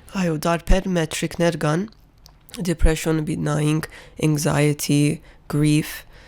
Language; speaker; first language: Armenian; early bilingual, heritage; Armenian